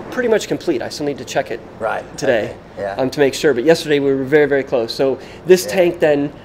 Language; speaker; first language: English; native; English